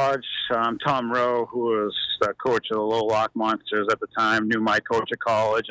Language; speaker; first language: English; native; English